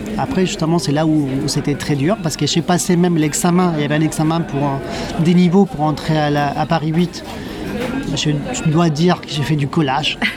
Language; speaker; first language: French; non-native, fluent; Spanish